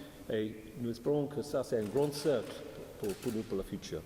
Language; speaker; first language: French; non-native, learner; English